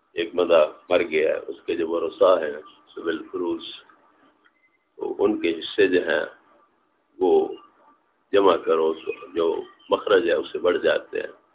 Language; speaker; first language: Urdu; non-native, local second language; Punjabi